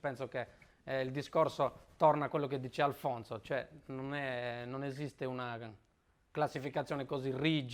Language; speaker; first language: Italian; native; Italian